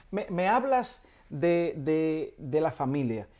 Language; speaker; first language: Spanish; native; Spanish